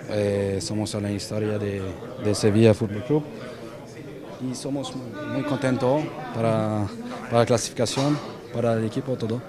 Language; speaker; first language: Spanish; non-native, learner; French